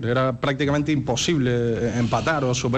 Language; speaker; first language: Spanish; native; Spanish